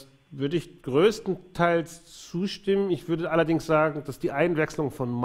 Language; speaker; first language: German; native; German